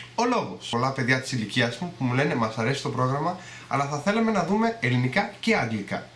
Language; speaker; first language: Greek; early bilingual, other home language; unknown